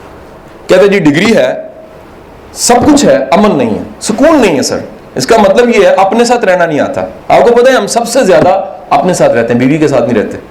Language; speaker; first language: Urdu; native; Urdu